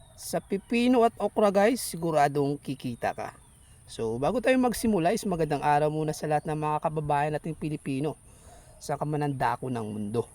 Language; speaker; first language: Filipino; native; Filipino